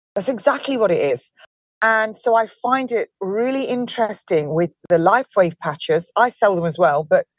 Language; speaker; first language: English; native; English